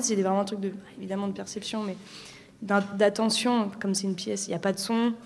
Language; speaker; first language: French; native; French